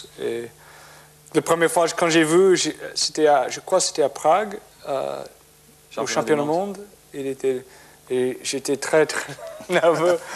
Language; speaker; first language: French; non-native, fluent; English